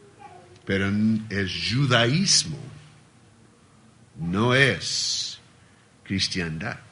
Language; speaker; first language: Spanish; non-native, learner; Portuguese